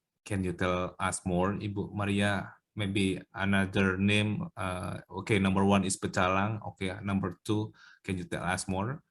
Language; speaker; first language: English; non-native, learner; Indonesian